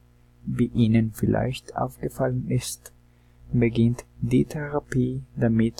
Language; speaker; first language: German; non-native, learner; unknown